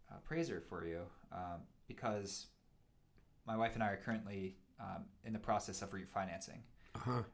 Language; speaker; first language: English; native; English